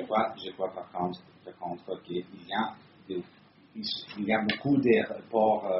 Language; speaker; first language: French; non-native, fluent; Italian